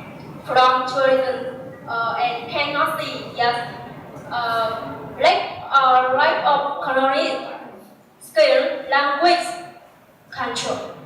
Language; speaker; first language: English; non-native, learner; Vietnamese